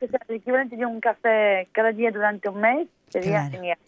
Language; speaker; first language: Spanish; native; Spanish